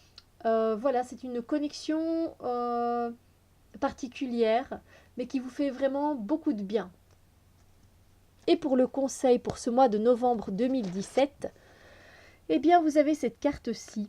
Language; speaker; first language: French; native; French